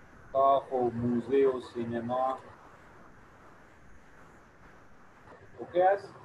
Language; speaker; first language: Persian; non-native, fluent; Urdu